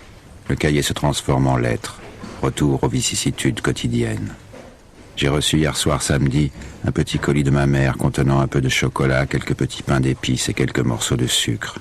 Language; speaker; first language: French; native; French